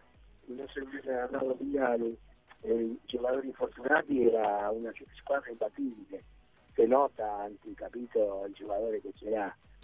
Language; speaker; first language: Italian; non-native, fluent; Spanish